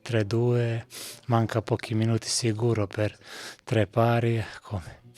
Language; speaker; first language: Italian; non-native, learner; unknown